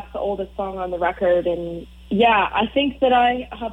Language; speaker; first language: English; native; English